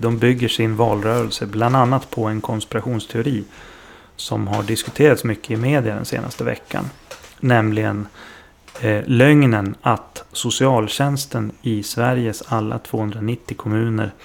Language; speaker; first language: Swedish; native; Swedish